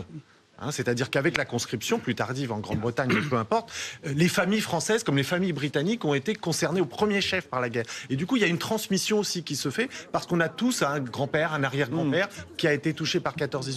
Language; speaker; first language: French; native; French